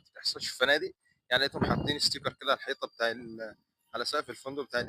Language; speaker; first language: Arabic; native; Arabic